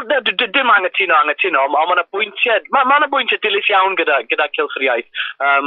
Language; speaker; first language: Welsh; non-native, local second language; English